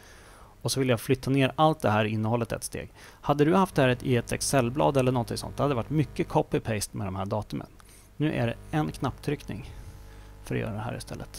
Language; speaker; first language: Swedish; native; Swedish